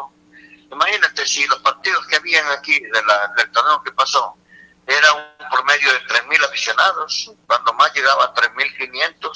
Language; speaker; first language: Spanish; native; Spanish